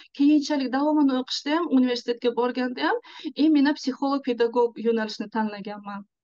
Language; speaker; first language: Uzbek; non-native, local second language; Tajik